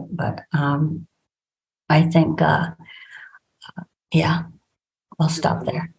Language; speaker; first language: English; native; English